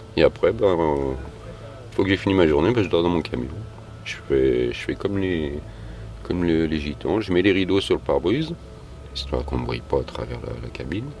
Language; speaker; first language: French; native; French